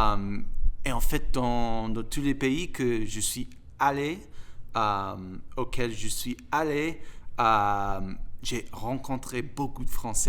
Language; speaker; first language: French; non-native, fluent; English